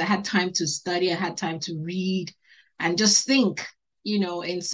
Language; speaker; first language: English; non-native, local second language; Igbo